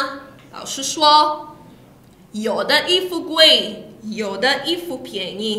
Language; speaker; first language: Chinese; non-native, fluent; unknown